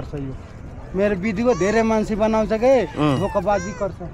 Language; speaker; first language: Nepali; non-native, local second language; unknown